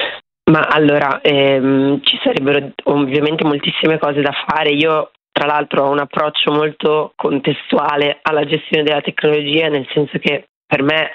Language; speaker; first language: Italian; native; Italian